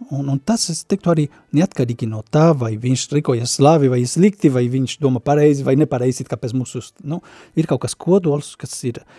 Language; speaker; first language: Latvian; non-native, fluent; Spanish